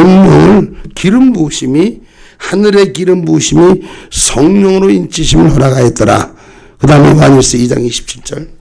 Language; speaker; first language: Korean; native; Korean